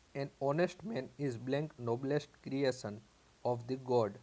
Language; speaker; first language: English; non-native, local second language; Gujarati